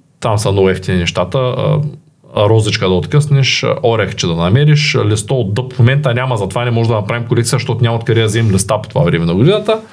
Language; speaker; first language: Bulgarian; native; Bulgarian